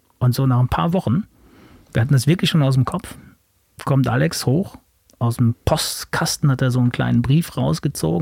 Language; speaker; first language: German; native; German